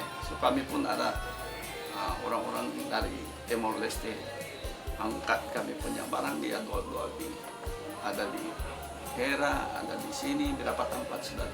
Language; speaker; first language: Indonesian; non-native, local second language; Tetum